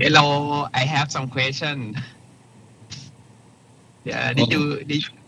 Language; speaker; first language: English; non-native, learner; Thai